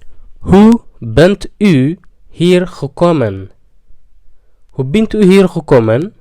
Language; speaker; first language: Dutch; non-native, fluent; Tigrinya